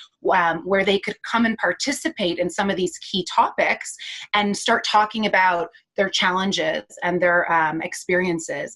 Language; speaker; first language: English; native; English